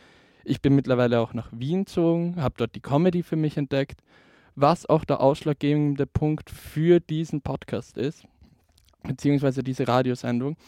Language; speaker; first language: German; native; German